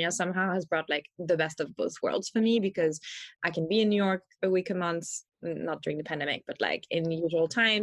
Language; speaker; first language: English; non-native, fluent; French